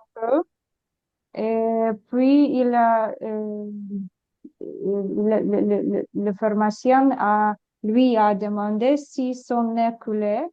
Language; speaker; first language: French; non-native, learner; Ukrainian